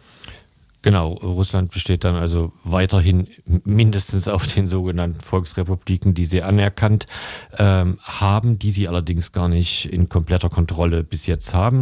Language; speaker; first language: German; native; German